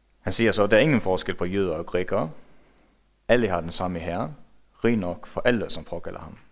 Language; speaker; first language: Danish; non-native, local second language; Faroese